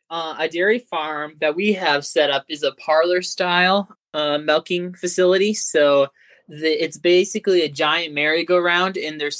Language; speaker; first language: English; native; English